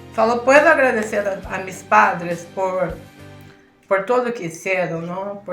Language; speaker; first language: Spanish; early bilingual, heritage; Spanish